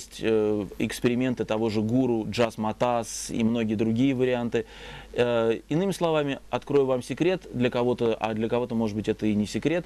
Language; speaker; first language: Russian; native; Russian